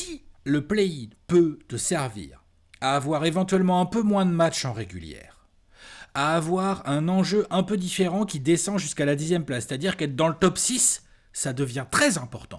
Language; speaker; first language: French; native; French